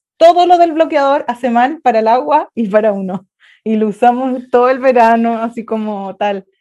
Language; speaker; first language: Spanish; native; Spanish